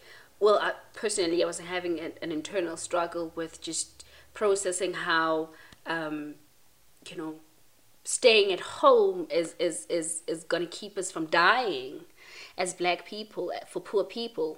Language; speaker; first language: English; non-native, local second language; Tswana